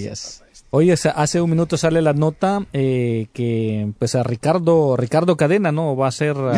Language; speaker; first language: Spanish; native; Spanish